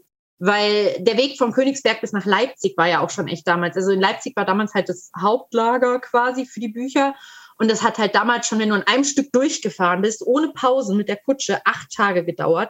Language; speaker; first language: German; native; German